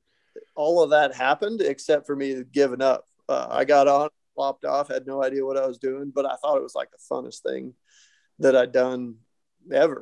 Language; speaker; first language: English; native; English